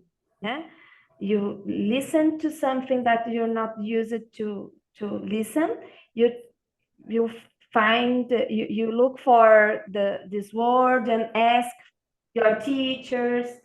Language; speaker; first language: English; non-native, learner; Portuguese